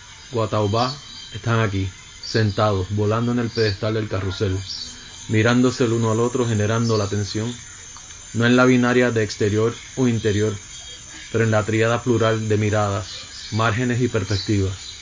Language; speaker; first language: Spanish; native; Spanish